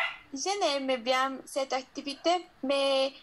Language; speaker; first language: French; non-native, learner; Spanish